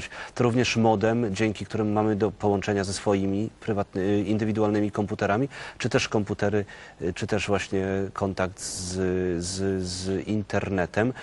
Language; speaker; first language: Polish; native; Polish